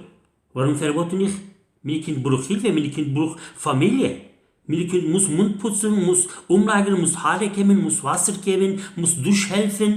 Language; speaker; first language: German; non-native, learner; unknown